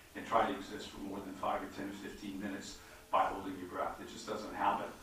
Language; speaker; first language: English; native; English